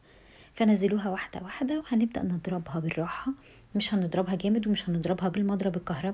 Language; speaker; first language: Arabic; native; Arabic